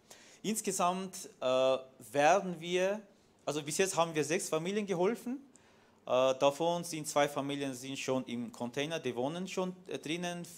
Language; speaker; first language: German; non-native, fluent; Armenian